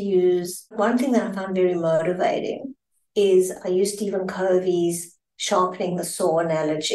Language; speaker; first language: English; native; English